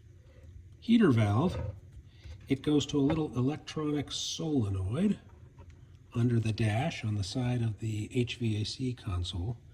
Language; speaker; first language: English; native; English